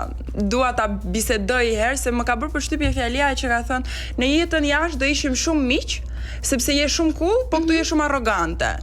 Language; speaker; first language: Albanian; native; Albanian